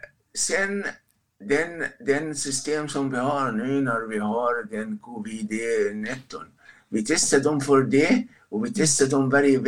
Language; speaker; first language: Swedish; non-native, fluent; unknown